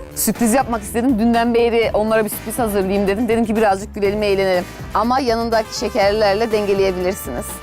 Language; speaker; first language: Turkish; native; Turkish